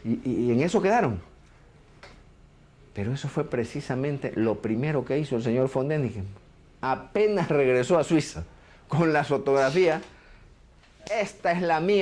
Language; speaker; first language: Spanish; native; Spanish